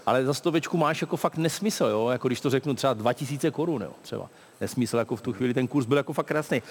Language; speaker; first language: Czech; native; Czech